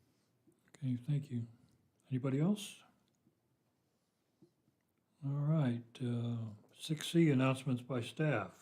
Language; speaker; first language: English; native; English